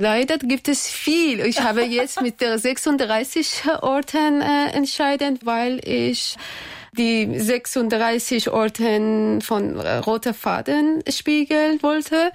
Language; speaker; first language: German; non-native, learner; Persian